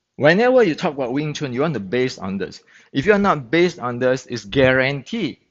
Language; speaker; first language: English; non-native, fluent; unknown